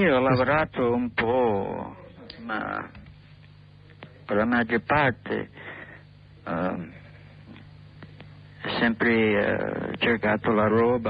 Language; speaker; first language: Italian; non-native, learner; English